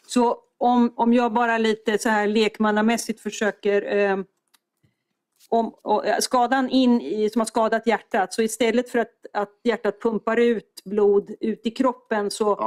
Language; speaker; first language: Swedish; native; Swedish